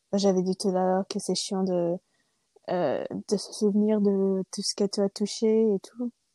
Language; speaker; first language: French; non-native, fluent; English